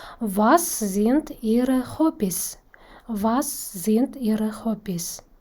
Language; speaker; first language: German; non-native, fluent; Kazakh